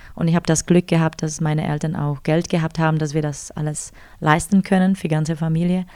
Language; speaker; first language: German; non-native, fluent; Czech